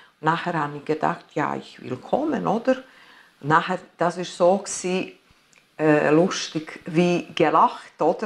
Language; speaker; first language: German; non-native, fluent; Italian